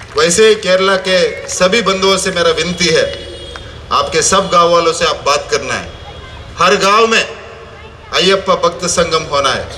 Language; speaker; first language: Hindi; non-native, local second language; Tulu